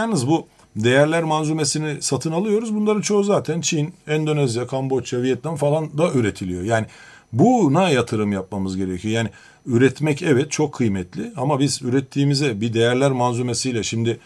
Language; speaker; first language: Turkish; native; Turkish